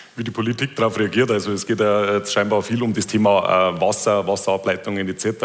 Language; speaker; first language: German; native; German